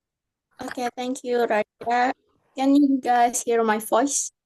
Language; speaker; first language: English; non-native, learner; Indonesian